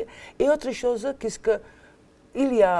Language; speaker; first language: French; non-native, learner; Catalan